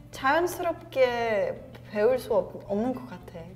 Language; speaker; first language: Korean; non-native, fluent; Serbian